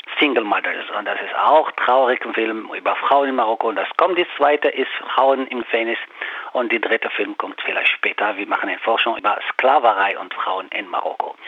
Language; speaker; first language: German; non-native, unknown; Arabic